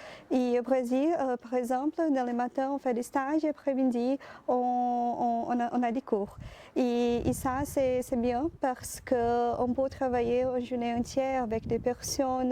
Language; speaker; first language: French; non-native, learner; Portuguese